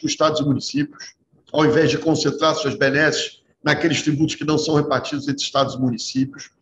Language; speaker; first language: Portuguese; native; Portuguese